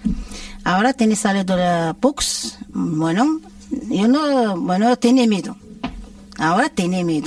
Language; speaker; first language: Spanish; non-native, learner; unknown